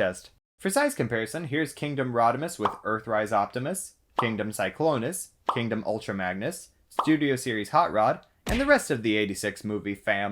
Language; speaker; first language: English; native; English